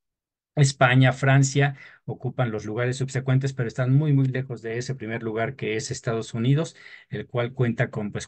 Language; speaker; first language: Spanish; native; Spanish